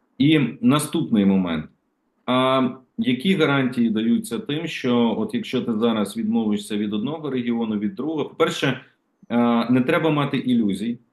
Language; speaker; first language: Ukrainian; native; Ukrainian